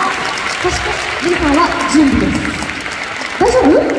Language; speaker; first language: Japanese; native; Japanese